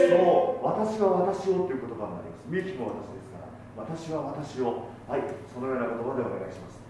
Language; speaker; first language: Japanese; native; Japanese